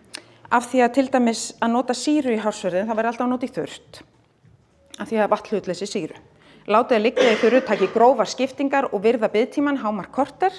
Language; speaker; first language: Icelandic; native; Icelandic